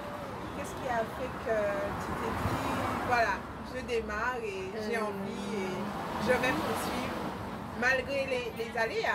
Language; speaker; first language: French; native; French